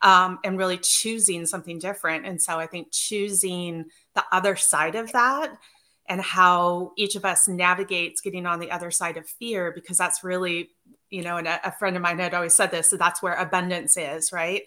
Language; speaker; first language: English; native; English